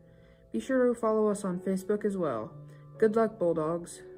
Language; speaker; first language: English; native; English